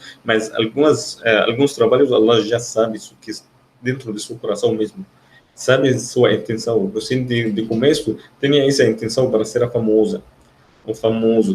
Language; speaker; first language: Portuguese; non-native, fluent; Arabic